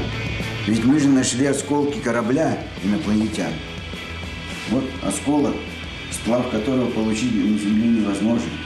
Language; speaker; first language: Russian; native; Russian